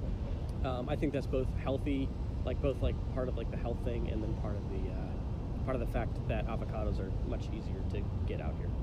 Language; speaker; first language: English; native; English